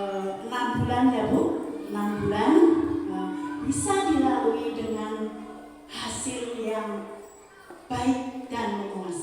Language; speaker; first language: Indonesian; non-native, local second language; Javanese